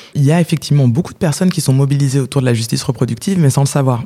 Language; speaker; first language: French; native; French